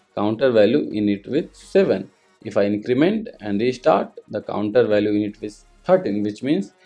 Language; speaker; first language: English; non-native, local second language; Hindi